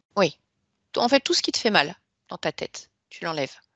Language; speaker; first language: French; native; French